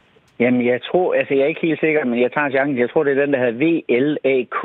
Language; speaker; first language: Danish; native; Danish